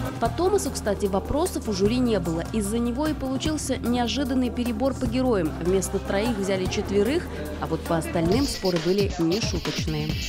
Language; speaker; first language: Russian; native; Russian